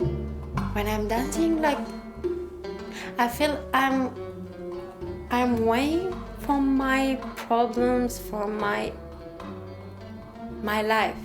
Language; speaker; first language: English; non-native, learner; Arabic